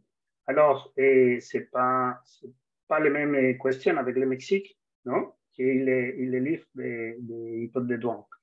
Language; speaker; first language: French; non-native, fluent; Spanish